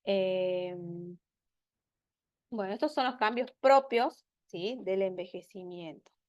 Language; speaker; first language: Spanish; native; Spanish